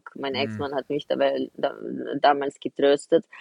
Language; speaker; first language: German; non-native, fluent; Russian